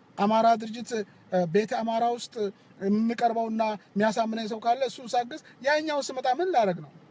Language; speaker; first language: Amharic; non-native, local second language; Wolaytta